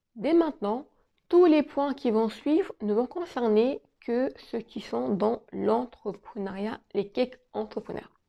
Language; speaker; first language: French; native; French